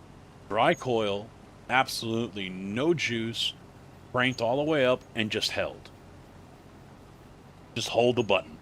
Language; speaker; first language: English; native; English